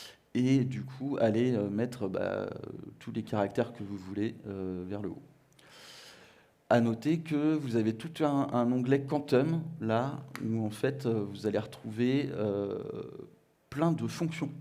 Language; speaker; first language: French; native; French